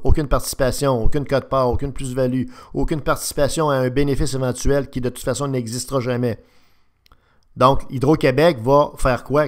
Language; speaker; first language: French; native; French